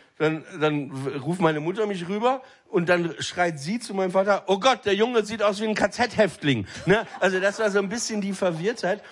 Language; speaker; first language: German; native; German